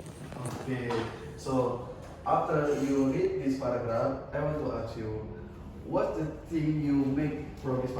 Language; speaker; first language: English; non-native, learner; Indonesian